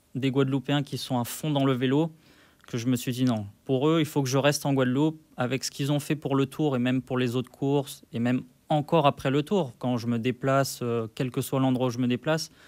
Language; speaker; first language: French; native; French